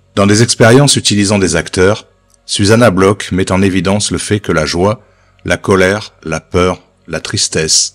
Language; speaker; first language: French; native; French